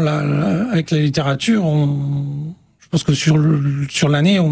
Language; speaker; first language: French; native; French